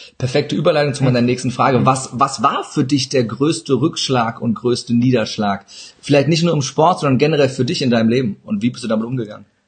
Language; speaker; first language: German; early bilingual, other home language; Turkish